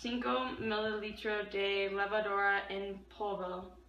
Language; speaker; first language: Spanish; non-native, learner; English